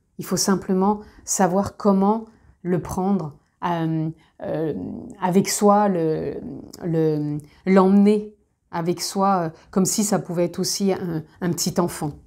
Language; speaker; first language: French; native; French